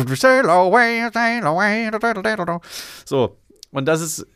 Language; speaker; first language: German; native; German